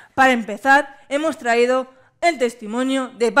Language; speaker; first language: Spanish; native; Spanish